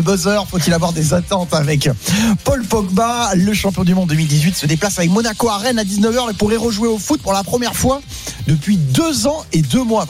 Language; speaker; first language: French; native; French